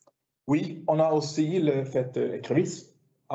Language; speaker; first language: French; non-native, learner; Swedish